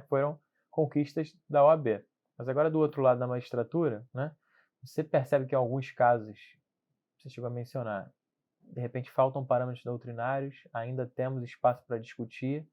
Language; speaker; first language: Portuguese; native; Portuguese